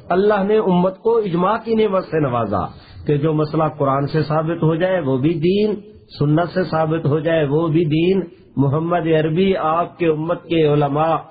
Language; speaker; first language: Urdu; non-native, local second language; Saraiki